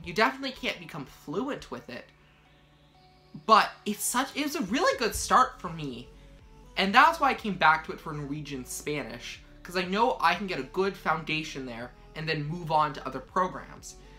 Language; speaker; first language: English; native; English